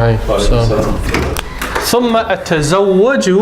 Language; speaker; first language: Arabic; non-native, fluent; English